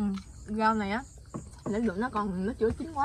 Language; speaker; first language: Vietnamese; native; Vietnamese